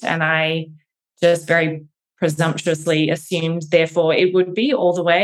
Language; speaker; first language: English; native; English